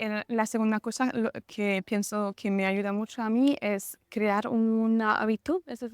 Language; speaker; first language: Spanish; non-native, fluent; French